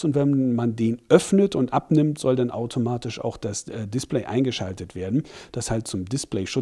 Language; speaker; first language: German; native; German